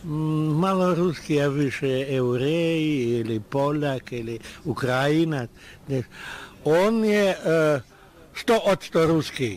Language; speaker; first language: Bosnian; non-native, learner; Russian